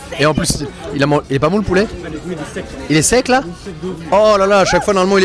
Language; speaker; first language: French; native; French